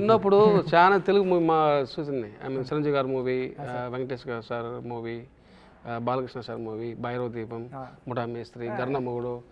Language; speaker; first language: Telugu; non-native, learner; Tamil